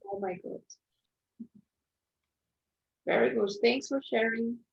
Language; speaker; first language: English; non-native, fluent; Portuguese